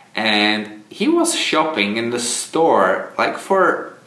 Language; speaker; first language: English; non-native, fluent; Czech